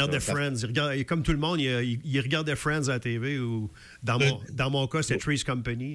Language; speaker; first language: French; native; French